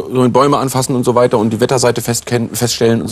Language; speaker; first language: German; native; German